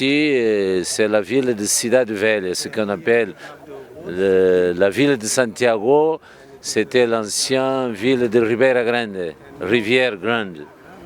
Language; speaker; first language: French; non-native, fluent; Kabuverdianu